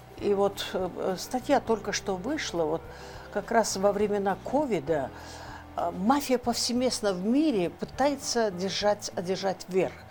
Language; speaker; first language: Russian; non-native, local second language; Kyrgyz